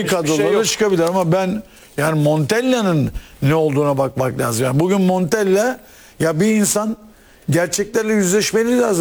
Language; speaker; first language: Turkish; native; Turkish